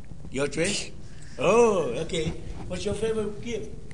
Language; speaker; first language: English; non-native, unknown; Min Nan Chinese